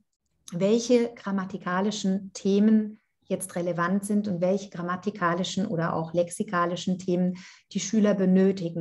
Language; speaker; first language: German; non-native, fluent; Italian